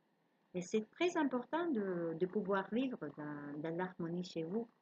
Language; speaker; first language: French; non-native, learner; Spanish